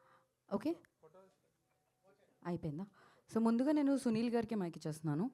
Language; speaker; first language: Telugu; native; Telugu